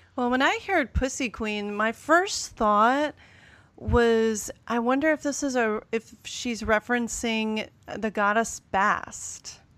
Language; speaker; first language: English; native; English